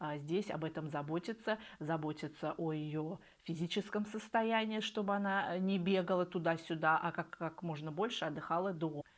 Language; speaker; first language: Russian; native; Russian